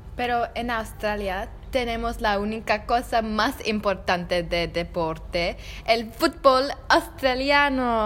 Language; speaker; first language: Spanish; non-native, learner; English